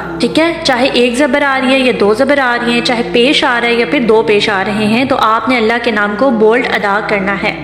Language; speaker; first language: Urdu; non-native, local second language; Punjabi